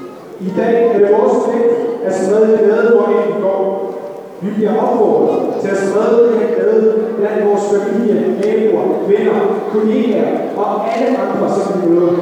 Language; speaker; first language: Danish; non-native, fluent; Arabic